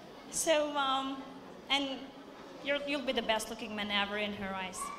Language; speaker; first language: English; non-native, fluent; Turkish